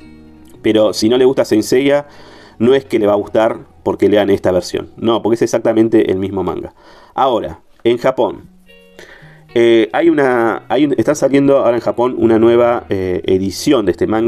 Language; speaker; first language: Spanish; native; Spanish